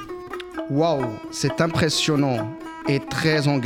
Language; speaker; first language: French; non-native, learner; Spanish